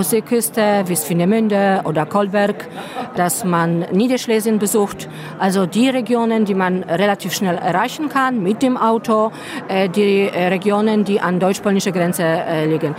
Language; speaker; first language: German; non-native, fluent; Polish